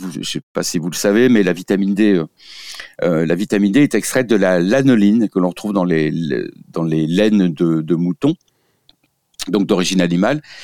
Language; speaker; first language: French; native; French